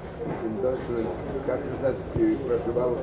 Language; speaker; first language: Russian; non-native, fluent; Lithuanian